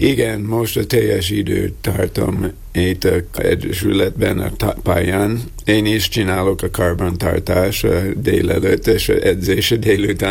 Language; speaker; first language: Hungarian; non-native, learner; English